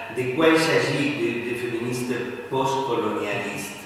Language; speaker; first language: French; non-native, fluent; Spanish